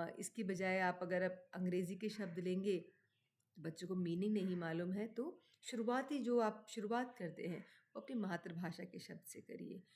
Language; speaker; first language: Hindi; native; Hindi